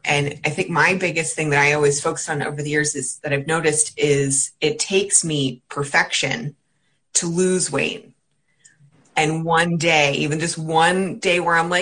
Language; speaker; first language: English; native; English